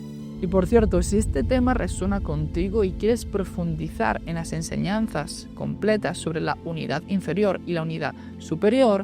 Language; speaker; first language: Spanish; native; Spanish